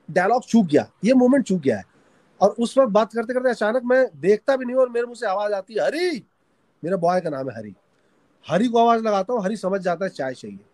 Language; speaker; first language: Hindi; native; Hindi